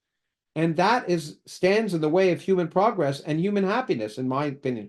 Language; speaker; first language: English; native; English